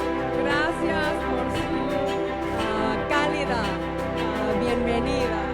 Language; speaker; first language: Spanish; non-native, learner; English